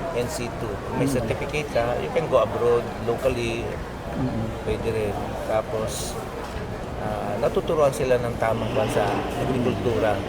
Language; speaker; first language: Filipino; non-native, local second language; Iloko